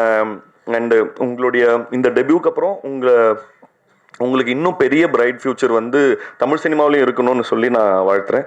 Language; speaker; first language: Tamil; native; Tamil